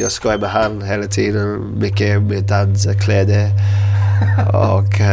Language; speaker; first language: Swedish; non-native, learner; English